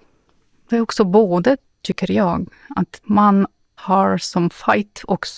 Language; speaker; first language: Swedish; non-native, fluent; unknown